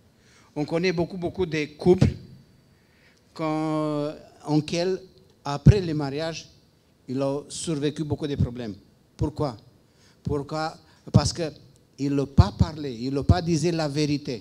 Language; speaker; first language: French; non-native, fluent; Romanian